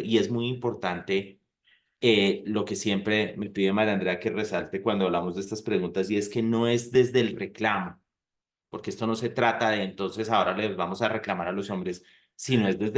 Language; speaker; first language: Spanish; native; Spanish